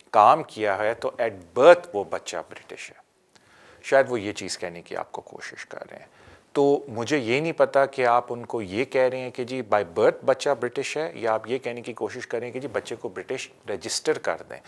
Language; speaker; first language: Urdu; native; Urdu